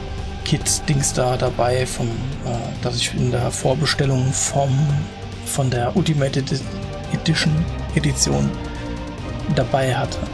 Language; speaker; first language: German; native; German